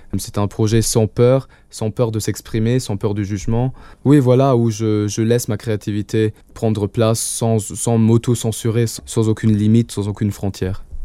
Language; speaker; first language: French; non-native, local second language; Luxembourgish